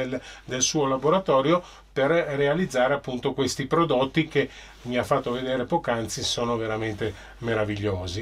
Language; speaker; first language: Italian; native; Italian